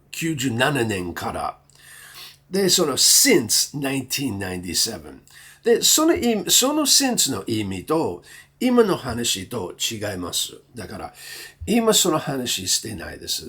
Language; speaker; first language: Japanese; non-native, learner; English